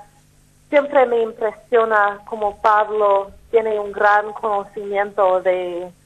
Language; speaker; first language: Spanish; non-native, fluent; English